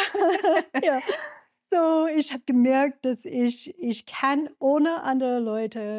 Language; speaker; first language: German; non-native, learner; English